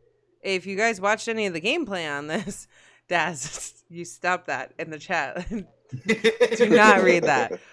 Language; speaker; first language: English; native; English